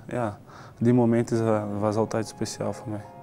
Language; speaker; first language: Dutch; non-native, learner; Portuguese